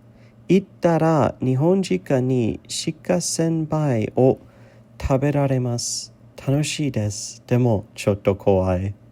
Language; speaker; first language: Japanese; non-native, learner; English